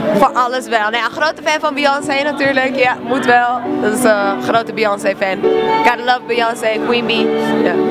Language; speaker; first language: Dutch; early bilingual, other home language; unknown